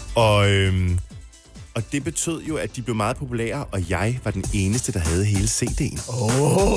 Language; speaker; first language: Danish; native; Danish